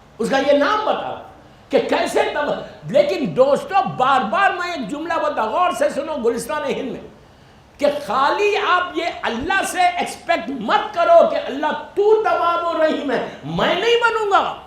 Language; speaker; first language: Urdu; native; Urdu